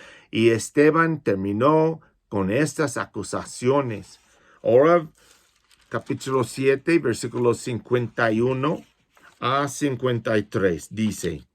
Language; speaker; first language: Spanish; non-native, fluent; English